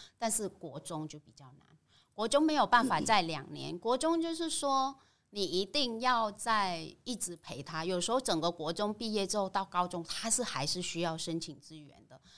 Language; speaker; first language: Chinese; non-native, fluent; Vietnamese